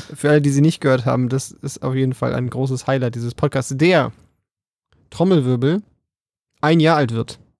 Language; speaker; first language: German; early bilingual, other home language; Polish